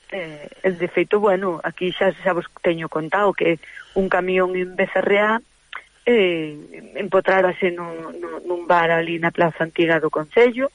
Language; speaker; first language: Galician; native; Galician